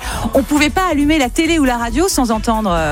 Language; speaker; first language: French; native; French